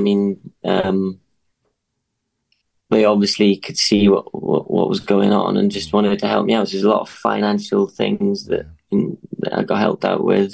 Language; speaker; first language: English; native; English